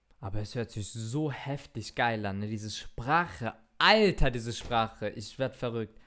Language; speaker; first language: German; early bilingual, other home language; Turkish